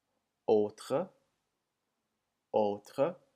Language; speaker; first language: French; non-native, fluent; English